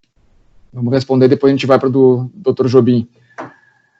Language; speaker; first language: Portuguese; native; Portuguese